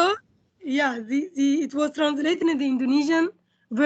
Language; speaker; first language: English; non-native, fluent; Indonesian